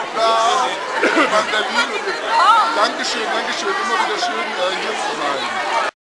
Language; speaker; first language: German; early bilingual, other home language; Turkish